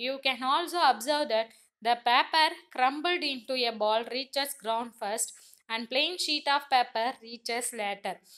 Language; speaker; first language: English; non-native, local second language; Tamil